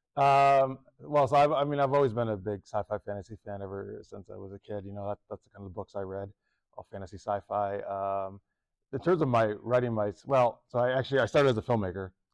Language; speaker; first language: English; native; English